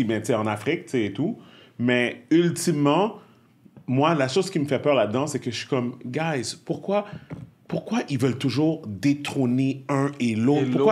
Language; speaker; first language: French; native; French